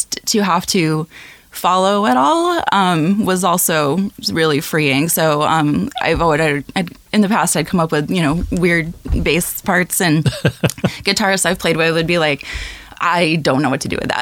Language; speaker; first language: English; native; English